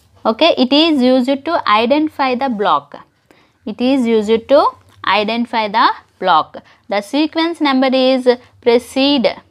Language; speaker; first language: English; non-native, local second language; Telugu